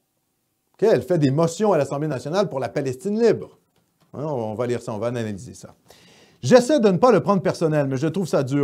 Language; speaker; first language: French; native; French